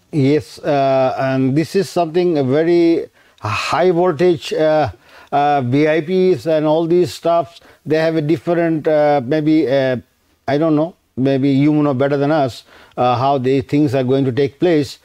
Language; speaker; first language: English; non-native, local second language; Bangla